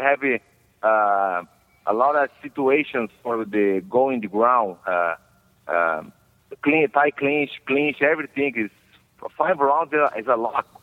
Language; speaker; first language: English; non-native, learner; Portuguese